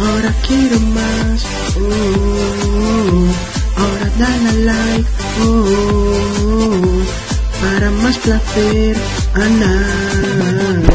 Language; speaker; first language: Spanish; native; Spanish